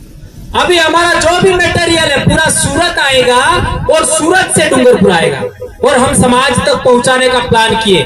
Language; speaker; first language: Hindi; non-native, local second language; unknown